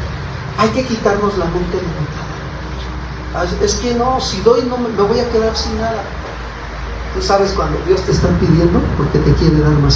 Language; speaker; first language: Spanish; native; Spanish